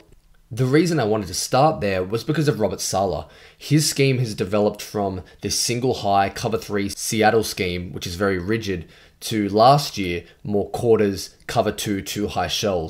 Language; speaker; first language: English; native; English